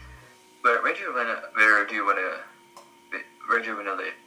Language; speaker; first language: English; non-native, learner; Korean